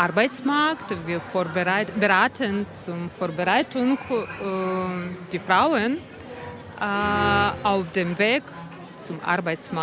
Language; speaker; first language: German; non-native, learner; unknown